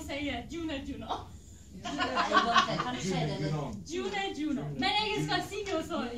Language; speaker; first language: Norwegian; non-native, learner; Persian